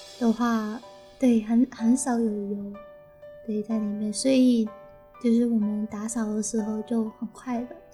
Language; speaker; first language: Chinese; early bilingual, heritage; Chinese